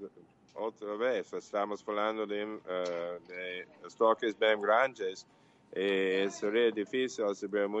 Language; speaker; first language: Portuguese; non-native, learner; English